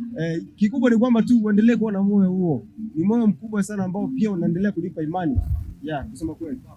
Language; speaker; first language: Swahili; native; Swahili